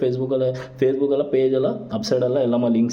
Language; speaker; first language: Tamil; non-native, learner; Kannada